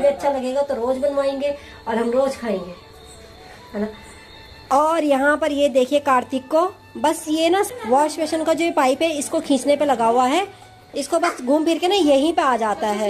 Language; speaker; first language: Hindi; native; Hindi